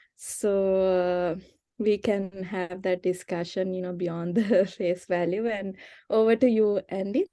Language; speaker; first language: English; non-native, local second language; Sinhala